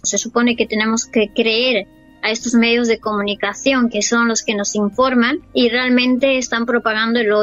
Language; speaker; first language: Spanish; native; Spanish